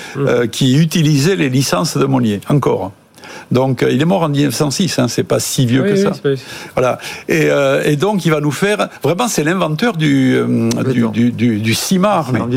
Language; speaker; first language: French; native; French